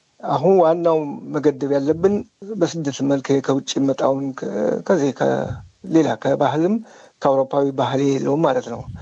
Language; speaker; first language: Amharic; native; Amharic